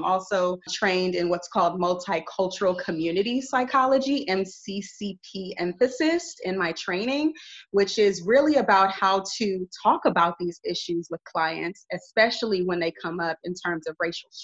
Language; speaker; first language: English; native; English